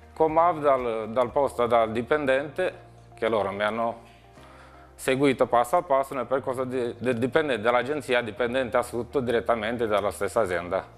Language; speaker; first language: Italian; non-native, fluent; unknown